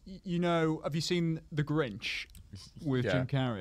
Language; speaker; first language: English; native; English